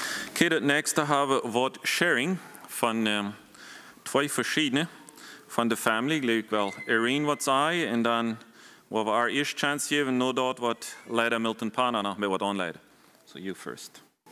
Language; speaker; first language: German; non-native, fluent; Plautdietsch